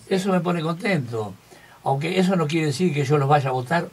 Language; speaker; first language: Spanish; native; Spanish